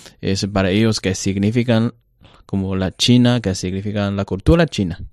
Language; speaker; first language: Spanish; non-native, learner; Chinese